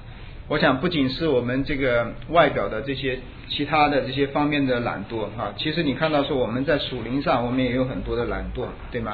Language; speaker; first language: Chinese; native; Chinese